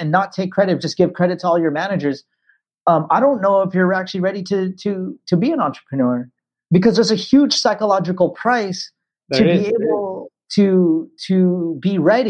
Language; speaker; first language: English; native; English